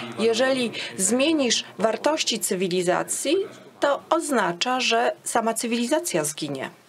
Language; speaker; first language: Polish; non-native, fluent; Italian